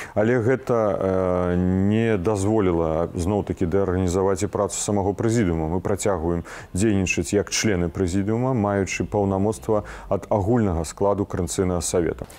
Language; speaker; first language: Belarusian; native; Belarusian